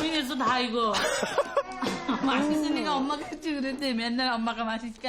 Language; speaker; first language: Korean; non-native, learner; Nepali